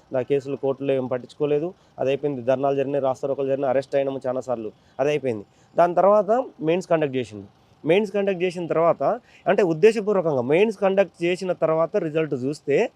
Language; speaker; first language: Telugu; native; Telugu